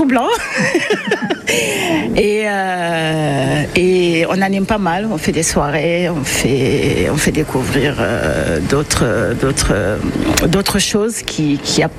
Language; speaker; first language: French; non-native, local second language; Wolof